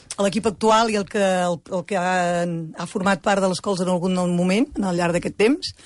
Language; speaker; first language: Catalan; native; Catalan